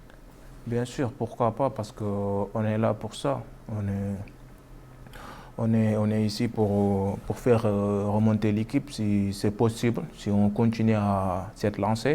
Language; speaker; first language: French; non-native, local second language; Wolof